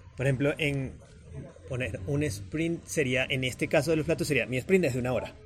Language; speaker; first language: Spanish; native; Spanish